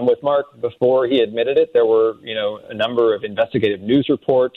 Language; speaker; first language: English; native; English